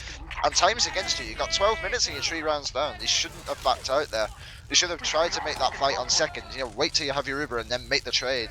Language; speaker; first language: English; native; English